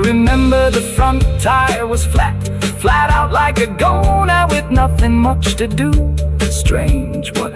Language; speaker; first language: English; native; English